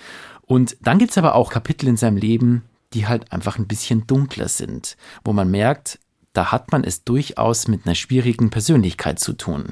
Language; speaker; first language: German; native; German